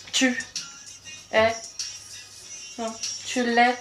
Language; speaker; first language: French; native; French